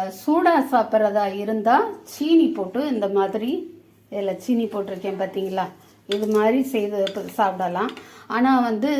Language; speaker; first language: Tamil; native; Tamil